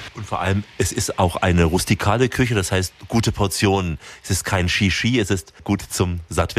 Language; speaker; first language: German; native; German